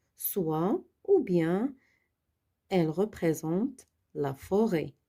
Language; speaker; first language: French; non-native, local second language; Arabic